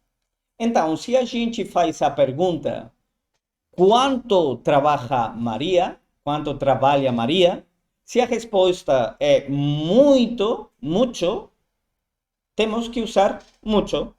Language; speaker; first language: Portuguese; non-native, fluent; Spanish